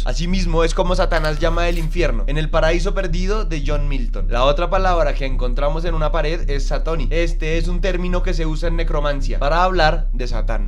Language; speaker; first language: Spanish; native; Spanish